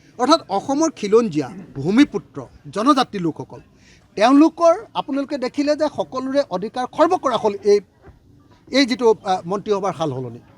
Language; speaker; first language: Assamese; native; Assamese